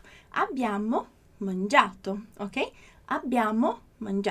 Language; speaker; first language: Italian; non-native, fluent; Portuguese